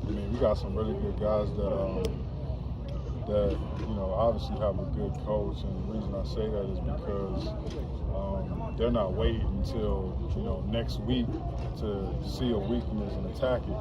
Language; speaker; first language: English; native; English